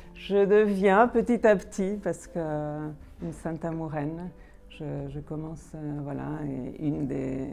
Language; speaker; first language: French; native; French